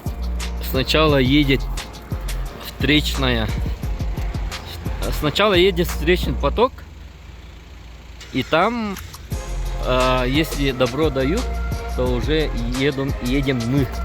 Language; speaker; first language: Russian; native; Russian